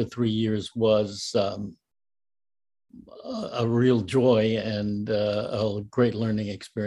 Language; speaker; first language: English; native; English